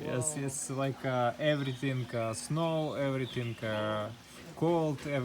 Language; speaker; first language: English; non-native, learner; Russian